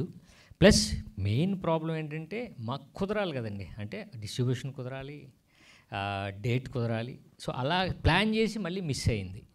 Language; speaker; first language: Telugu; native; Telugu